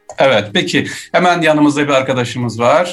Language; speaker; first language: Turkish; native; Turkish